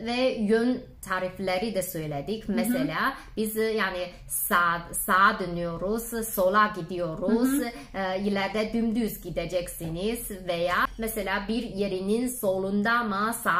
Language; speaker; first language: Turkish; non-native, fluent; Chinese